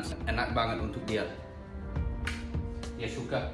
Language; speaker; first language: Indonesian; non-native, learner; English